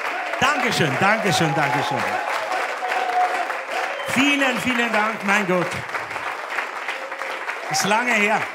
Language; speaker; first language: German; native; German